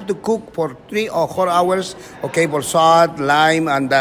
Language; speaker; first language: English; non-native, learner; Spanish